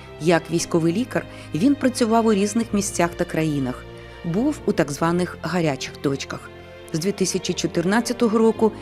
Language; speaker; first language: Ukrainian; native; Ukrainian